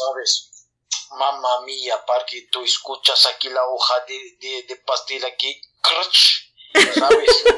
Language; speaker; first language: Spanish; non-native, learner; Arabic